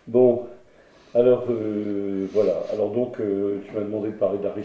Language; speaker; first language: French; native; French